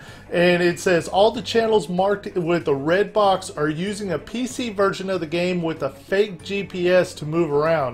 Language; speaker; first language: English; native; English